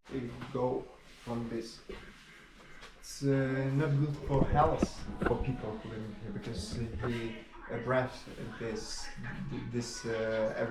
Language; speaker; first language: English; non-native, learner; Ukrainian